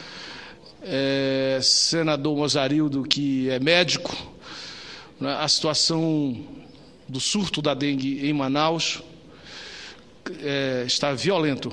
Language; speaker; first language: Portuguese; native; Portuguese